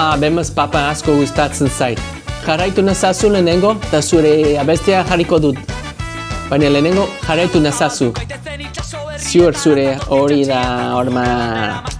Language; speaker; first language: Basque; non-native, learner; English